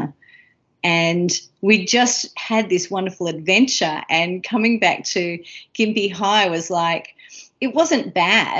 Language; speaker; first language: English; native; English